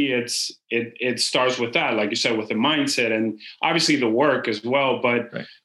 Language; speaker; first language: English; non-native, fluent; Spanish